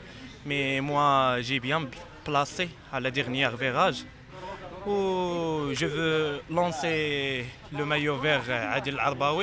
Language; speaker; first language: French; non-native, learner; Arabic